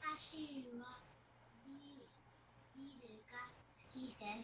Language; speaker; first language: Japanese; non-native, learner; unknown